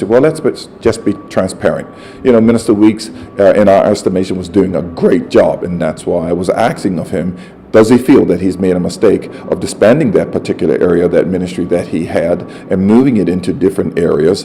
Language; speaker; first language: English; native; English